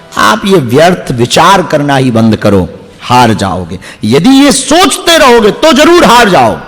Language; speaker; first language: Hindi; native; Hindi